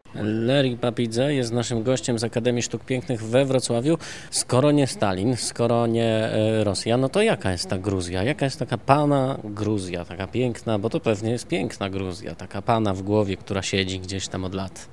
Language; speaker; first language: Polish; native; Polish